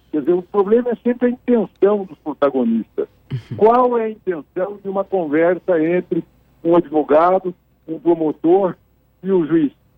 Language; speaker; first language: Portuguese; native; Portuguese